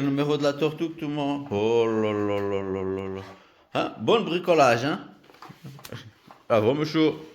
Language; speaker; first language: French; native; French